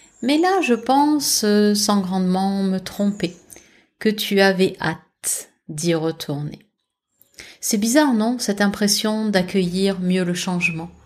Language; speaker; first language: French; native; French